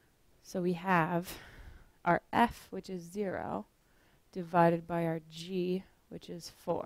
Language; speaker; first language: English; native; English